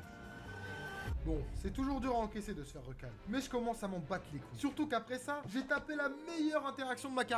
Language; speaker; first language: French; native; French